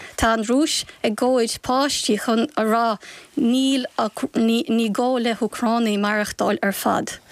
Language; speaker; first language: Irish; non-native, fluent; Ukrainian